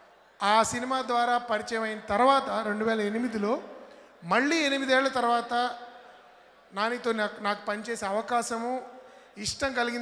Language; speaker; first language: Telugu; native; Telugu